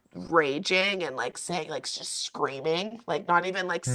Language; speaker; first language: English; native; English